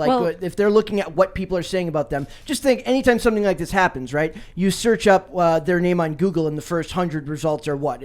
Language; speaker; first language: English; native; English